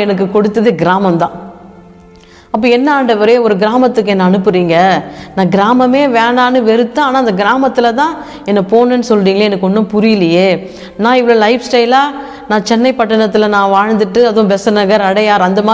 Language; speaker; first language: Tamil; native; Tamil